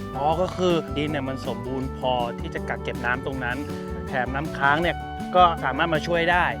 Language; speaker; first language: Thai; native; Thai